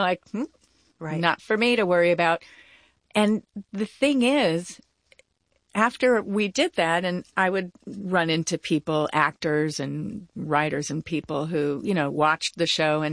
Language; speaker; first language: English; native; English